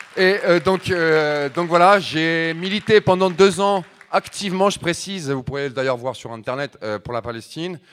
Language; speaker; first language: French; native; French